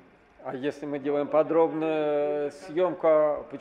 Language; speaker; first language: Russian; native; Russian